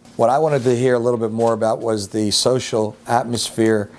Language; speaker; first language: English; native; English